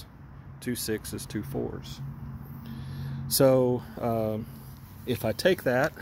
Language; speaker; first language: English; native; English